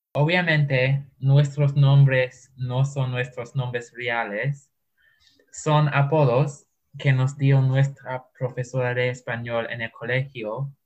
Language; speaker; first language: Spanish; non-native, learner; English